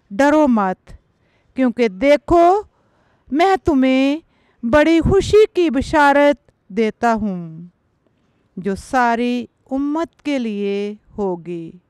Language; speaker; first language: Urdu; non-native, local second language; Punjabi